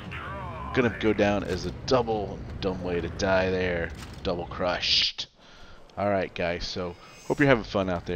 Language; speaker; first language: English; native; English